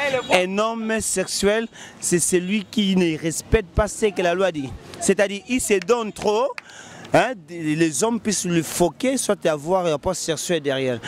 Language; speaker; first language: French; non-native, local second language; Lingala